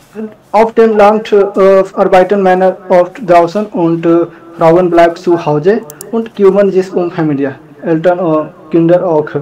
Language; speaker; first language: German; non-native, learner; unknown